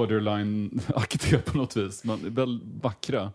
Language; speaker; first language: Swedish; native; Swedish